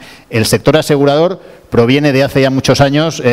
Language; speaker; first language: Spanish; native; Spanish